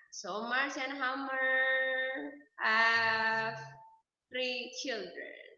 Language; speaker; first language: English; non-native, fluent; Indonesian